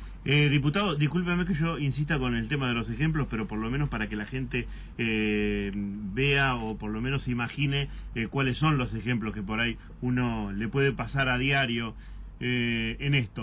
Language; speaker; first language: Spanish; native; Spanish